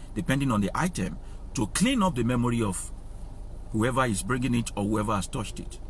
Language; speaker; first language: English; non-native, local second language; Yoruba